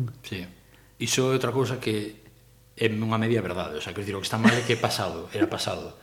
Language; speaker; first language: Galician; non-native, local second language; Spanish